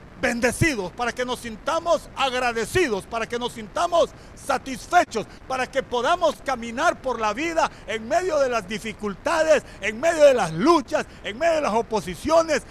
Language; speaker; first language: Spanish; native; Spanish